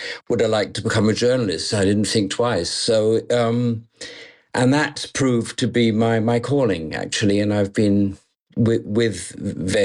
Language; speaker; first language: English; native; English